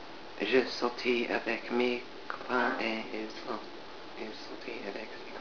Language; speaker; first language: French; non-native, learner; English